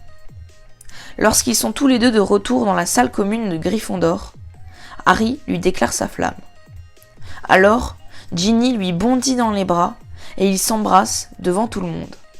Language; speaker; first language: French; native; French